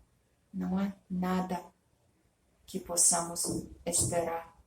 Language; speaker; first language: Portuguese; non-native, fluent; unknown